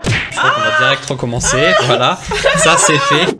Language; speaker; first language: French; native; French